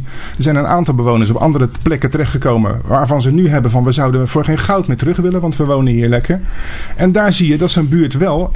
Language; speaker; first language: Dutch; native; Dutch